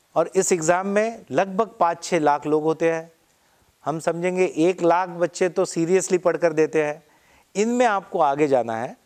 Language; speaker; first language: Hindi; non-native, local second language; Marathi